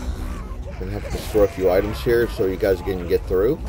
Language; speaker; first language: English; native; English